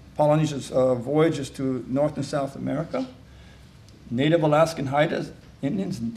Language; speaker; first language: English; native; English